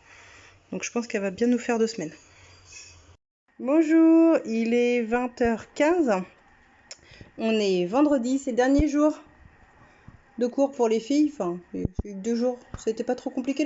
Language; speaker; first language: French; native; French